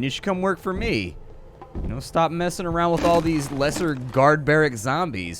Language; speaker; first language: English; native; English